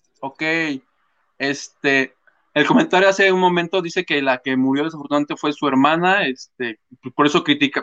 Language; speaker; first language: Spanish; native; Spanish